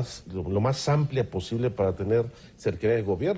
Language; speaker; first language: Spanish; native; Spanish